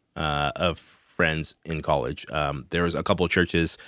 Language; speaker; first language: English; non-native, local second language; Shona